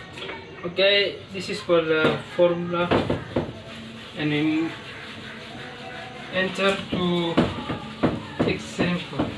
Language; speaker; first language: English; non-native, learner; Indonesian